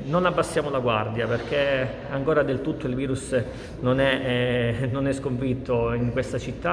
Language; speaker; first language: Italian; native; Italian